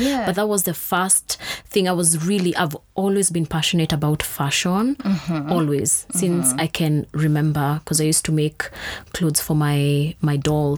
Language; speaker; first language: English; non-native, local second language; Kikuyu